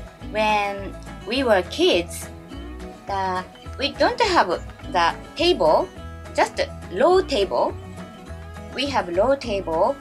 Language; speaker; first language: English; non-native, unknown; Japanese